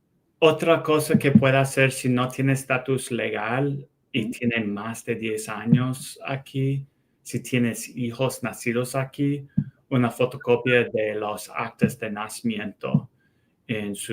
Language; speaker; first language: Spanish; non-native, fluent; English